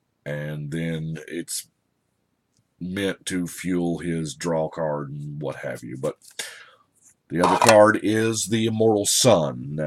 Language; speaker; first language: English; native; English